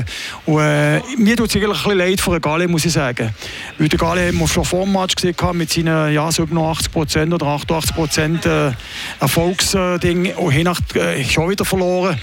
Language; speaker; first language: German; native; German